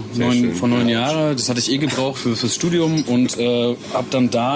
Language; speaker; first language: German; native; German